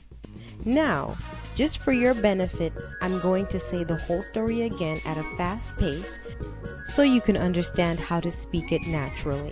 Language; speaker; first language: English; non-native, local second language; Shona